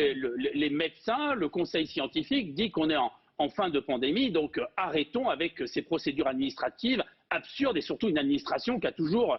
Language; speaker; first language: French; native; French